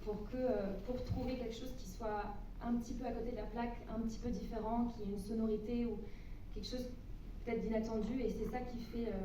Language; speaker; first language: French; non-native, fluent; English